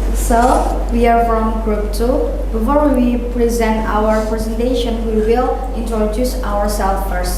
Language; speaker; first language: English; non-native, learner; Indonesian